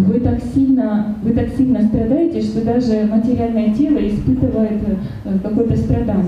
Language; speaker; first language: Russian; native; Russian